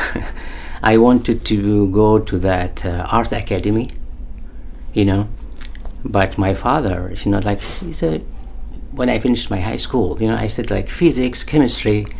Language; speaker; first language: English; non-native, learner; Arabic